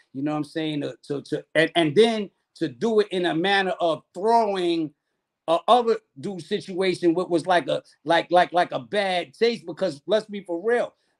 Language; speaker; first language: English; native; English